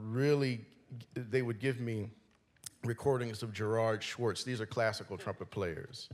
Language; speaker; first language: English; native; English